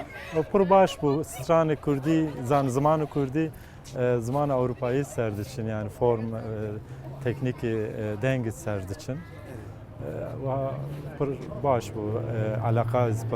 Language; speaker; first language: Kurdish; non-native, local second language; Zaza